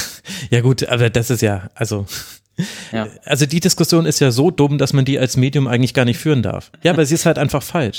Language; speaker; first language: German; native; German